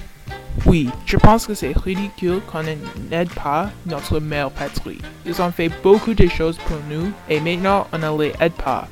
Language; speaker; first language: French; non-native, learner; English